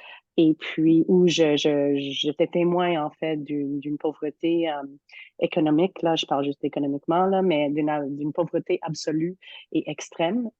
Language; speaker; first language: French; native; French